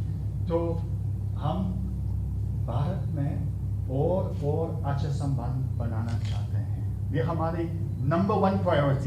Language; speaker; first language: Hindi; non-native, fluent; English